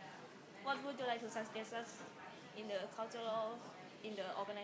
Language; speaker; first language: English; non-native, fluent; Thai